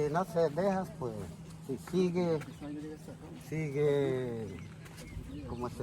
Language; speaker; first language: Spanish; non-native, local second language; Ticuna